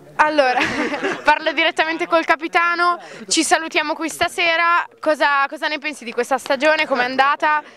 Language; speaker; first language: Italian; native; Italian